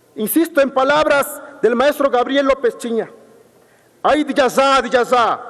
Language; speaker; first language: Spanish; non-native, local second language; Zapotec